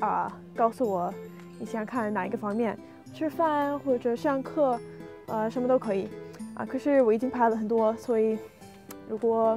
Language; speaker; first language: Chinese; non-native, fluent; English